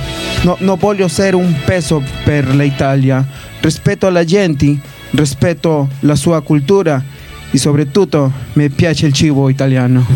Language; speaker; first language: Italian; non-native, learner; Spanish